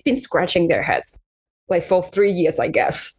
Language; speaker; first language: English; non-native, local second language; Cantonese